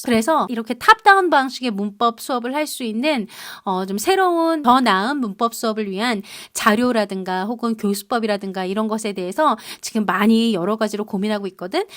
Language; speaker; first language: Korean; native; Korean